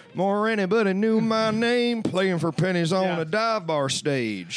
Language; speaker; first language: English; native; English